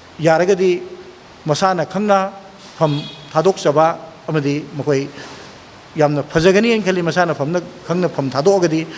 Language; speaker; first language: Manipuri; native; Manipuri